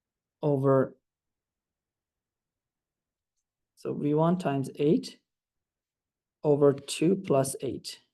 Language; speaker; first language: English; non-native, fluent; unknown